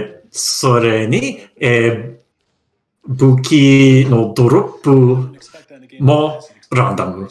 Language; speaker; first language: Japanese; non-native, learner; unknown